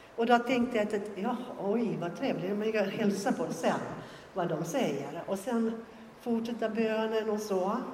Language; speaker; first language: Swedish; non-native, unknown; Finnish